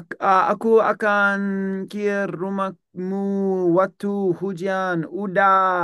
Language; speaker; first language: Indonesian; non-native, learner; English